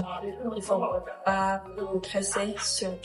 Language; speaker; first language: French; non-native, learner; Thai